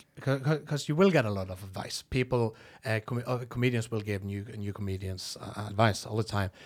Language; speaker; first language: English; non-native, fluent; Norwegian